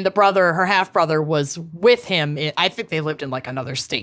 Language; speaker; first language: English; native; English